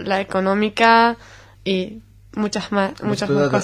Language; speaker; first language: Spanish; non-native, learner; Hebrew